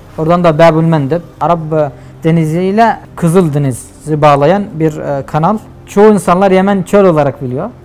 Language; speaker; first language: Turkish; non-native, fluent; Arabic